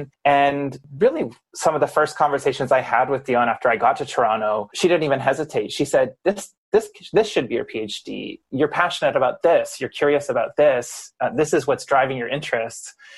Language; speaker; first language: English; native; English